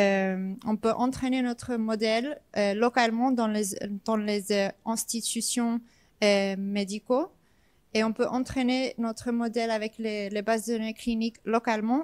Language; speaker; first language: French; non-native, fluent; English